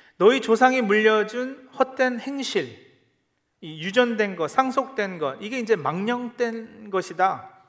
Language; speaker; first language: Korean; early bilingual, heritage; Korean